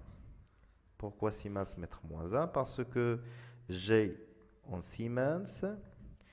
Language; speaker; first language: French; non-native, local second language; Arabic